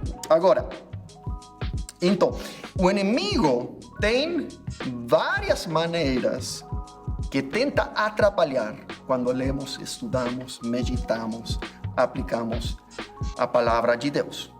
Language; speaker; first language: Portuguese; non-native, fluent; English